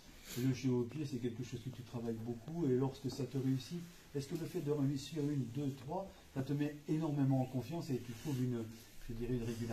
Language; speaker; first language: French; native; French